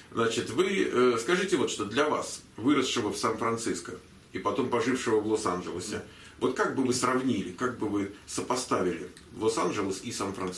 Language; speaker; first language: Russian; native; Russian